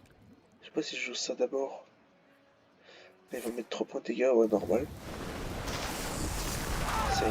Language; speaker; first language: French; native; French